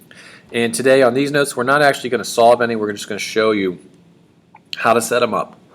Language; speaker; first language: English; native; English